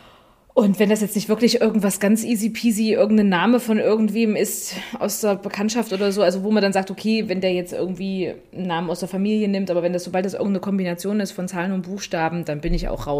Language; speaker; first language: German; native; German